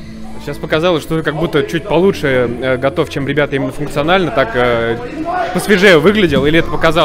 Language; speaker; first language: Russian; native; Russian